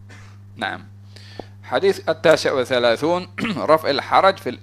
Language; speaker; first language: Arabic; non-native, fluent; Malay